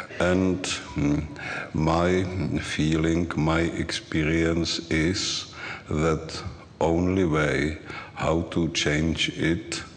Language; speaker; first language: English; non-native, learner; Czech